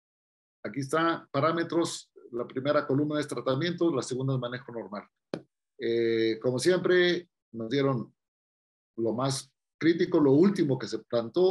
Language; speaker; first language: Spanish; native; Spanish